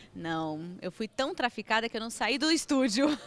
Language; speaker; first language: Portuguese; native; Portuguese